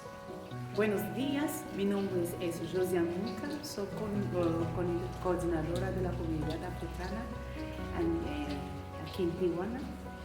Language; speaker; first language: Spanish; non-native, learner; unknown